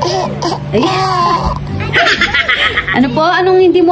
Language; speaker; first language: Filipino; native; Filipino